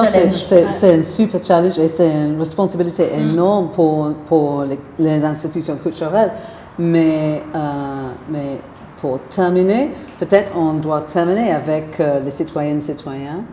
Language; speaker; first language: French; non-native, fluent; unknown